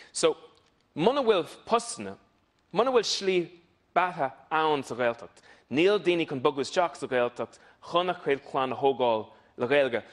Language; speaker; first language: Irish; non-native, local second language; English